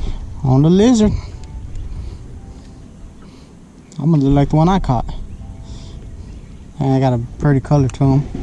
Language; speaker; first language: English; native; English